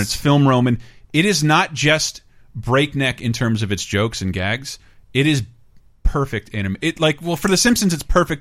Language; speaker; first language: English; native; English